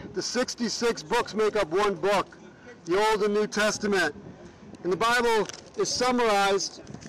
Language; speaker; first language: English; native; English